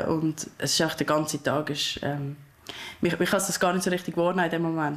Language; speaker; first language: German; native; German